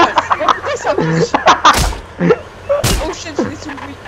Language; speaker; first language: French; native; French